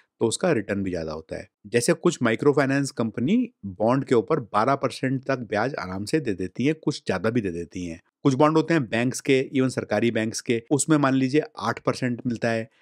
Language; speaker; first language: Hindi; native; Hindi